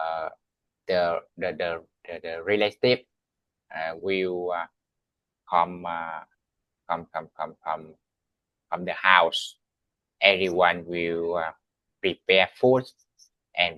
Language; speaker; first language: English; non-native, learner; Vietnamese